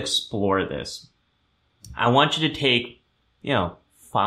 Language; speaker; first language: English; early bilingual, other home language; German